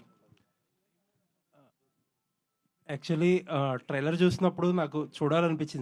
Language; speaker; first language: Telugu; native; Telugu